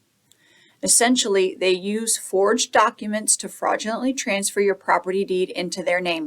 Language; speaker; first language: English; native; English